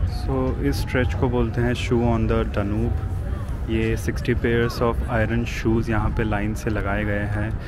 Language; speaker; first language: Hindi; native; Hindi